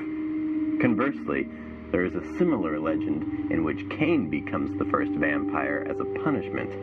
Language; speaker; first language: English; native; English